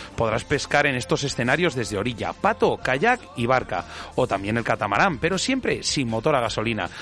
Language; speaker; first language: Spanish; native; Spanish